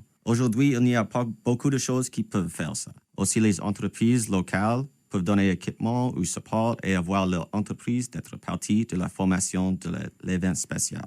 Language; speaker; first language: French; non-native, local second language; English